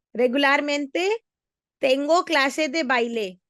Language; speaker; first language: Spanish; non-native, fluent; Hindi